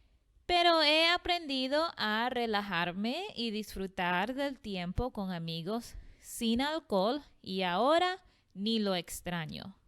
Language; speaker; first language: Spanish; non-native, fluent; English